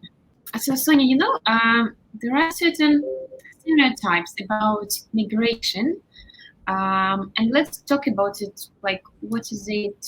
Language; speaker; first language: English; non-native, fluent; Russian